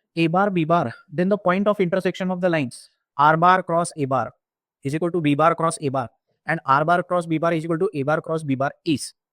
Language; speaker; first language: English; non-native, local second language; Marathi